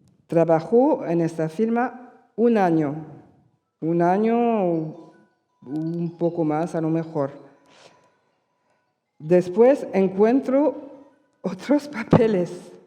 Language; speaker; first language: Spanish; early bilingual, heritage; Spanish